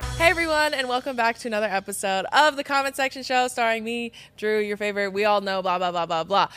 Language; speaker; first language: English; native; English